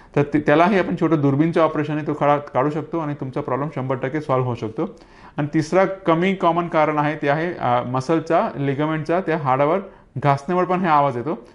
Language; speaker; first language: Marathi; non-native, local second language; Hindi